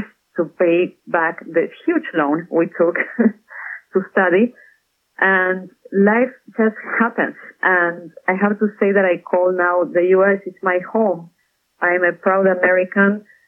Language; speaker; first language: English; non-native, fluent; Spanish